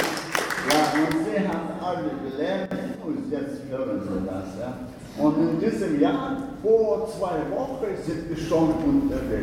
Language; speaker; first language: German; non-native, learner; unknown